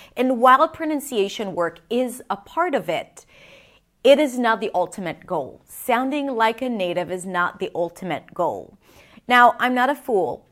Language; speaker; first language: English; non-native, fluent; Hebrew